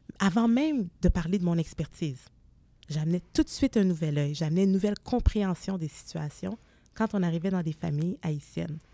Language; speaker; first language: French; native; French